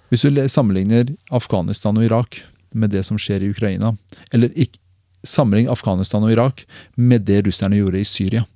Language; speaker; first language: Norwegian; early bilingual, other home language; Persian